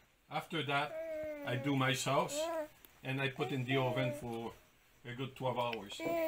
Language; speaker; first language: English; non-native, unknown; French